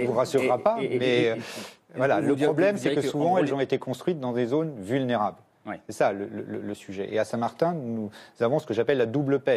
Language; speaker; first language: French; native; French